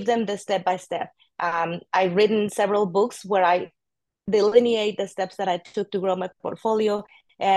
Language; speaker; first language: English; non-native, fluent; Spanish